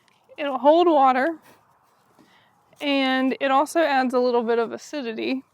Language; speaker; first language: English; native; English